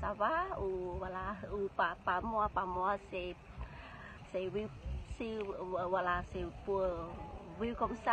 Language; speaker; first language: French; non-native, learner; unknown